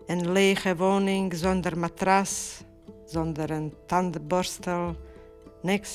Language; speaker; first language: Dutch; non-native, fluent; Bosnian